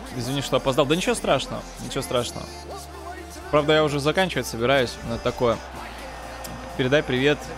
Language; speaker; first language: Russian; native; Russian